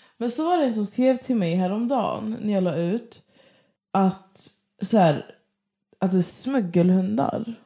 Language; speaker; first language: Swedish; native; Swedish